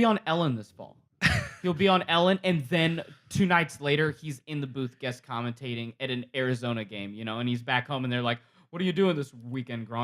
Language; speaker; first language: English; native; English